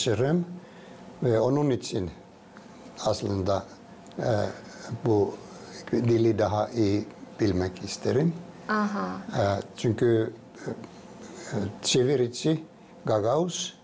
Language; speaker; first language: Turkish; non-native, fluent; Finnish